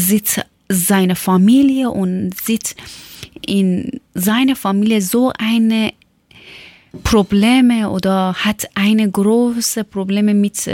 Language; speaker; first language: German; non-native, learner; Persian